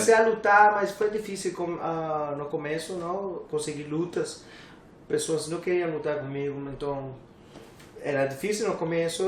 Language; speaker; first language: Portuguese; non-native, learner; English